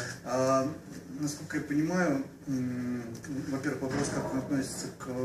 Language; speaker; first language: Russian; native; Russian